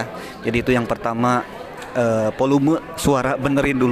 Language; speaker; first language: Indonesian; native; Indonesian